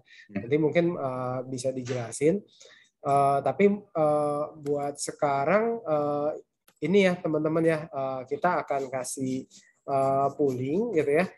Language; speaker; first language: Indonesian; native; Indonesian